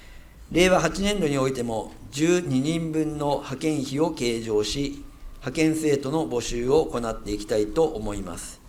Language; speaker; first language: Japanese; native; Japanese